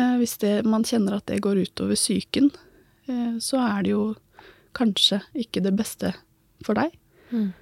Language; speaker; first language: Norwegian; native; Norwegian